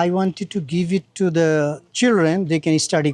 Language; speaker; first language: English; non-native, learner; Bangla